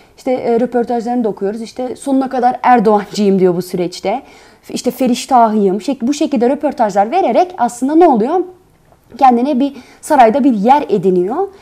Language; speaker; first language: Turkish; early bilingual, heritage; Turkish